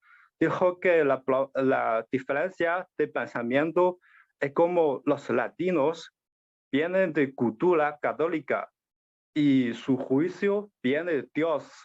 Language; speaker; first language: Spanish; non-native, learner; Chinese